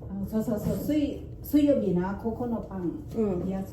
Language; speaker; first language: Japanese; non-native, learner; Filipino